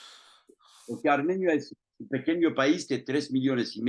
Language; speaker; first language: Spanish; non-native, fluent; Turkish